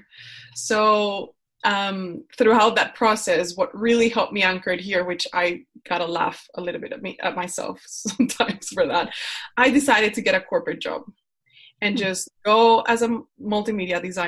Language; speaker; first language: English; non-native, fluent; Spanish